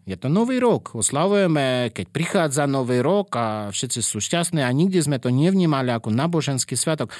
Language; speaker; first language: Slovak; non-native, fluent; Russian